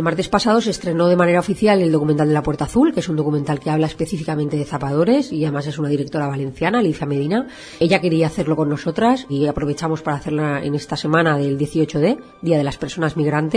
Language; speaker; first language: Spanish; native; Spanish